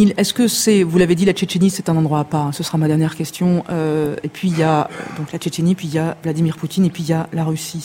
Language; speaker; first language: French; native; French